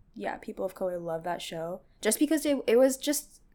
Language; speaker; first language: English; early bilingual, other home language; Tigrinya